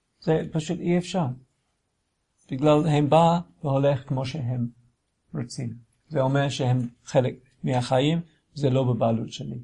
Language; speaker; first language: Hebrew; non-native, fluent; English